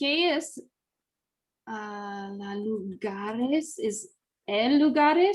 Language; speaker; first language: Spanish; non-native, learner; English